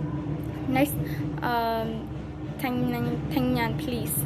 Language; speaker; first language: English; non-native, learner; Vietnamese